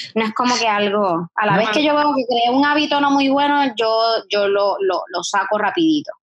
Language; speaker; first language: Spanish; native; Spanish